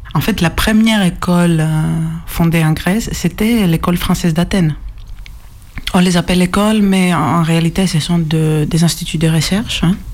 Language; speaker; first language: French; non-native, fluent; Greek